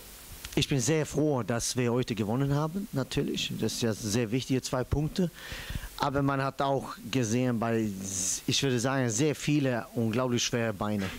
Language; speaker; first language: German; non-native, fluent; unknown